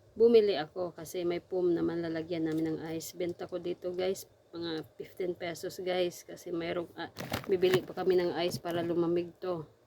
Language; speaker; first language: Filipino; non-native, local second language; Cebuano